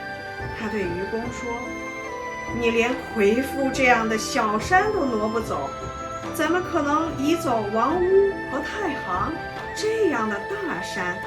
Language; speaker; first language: Chinese; native; Chinese